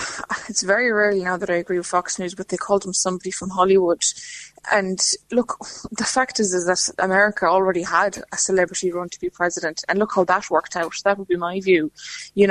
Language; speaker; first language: English; non-native, fluent; Lithuanian